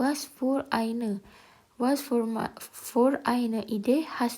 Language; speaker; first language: German; non-native, learner; Indonesian